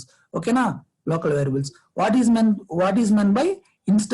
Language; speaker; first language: Telugu; native; Telugu